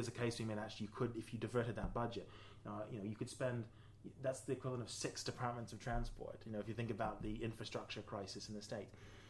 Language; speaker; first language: English; native; English